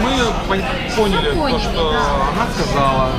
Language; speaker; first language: Russian; native; Russian